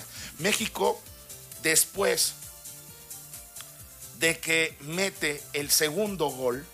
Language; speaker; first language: Spanish; native; Spanish